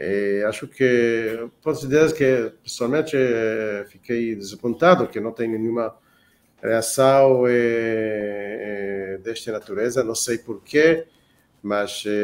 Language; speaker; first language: Portuguese; non-native, fluent; Hebrew